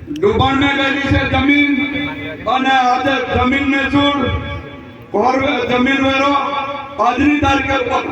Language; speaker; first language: Gujarati; non-native, local second language; Rathawi